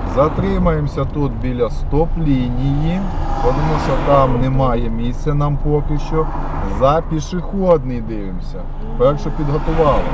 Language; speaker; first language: Ukrainian; non-native, local second language; Russian